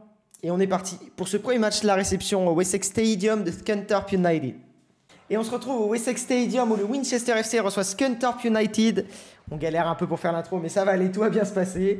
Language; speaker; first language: French; native; French